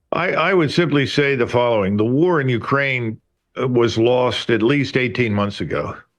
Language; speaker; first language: English; native; English